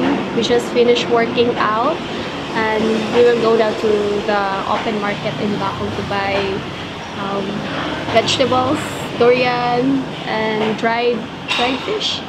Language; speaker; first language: English; non-native, learner; Cebuano